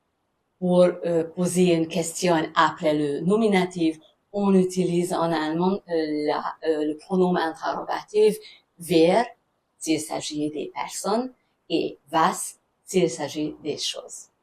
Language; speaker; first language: French; non-native, fluent; German